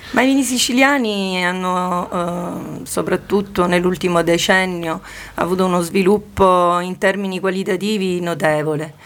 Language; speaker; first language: Italian; native; Italian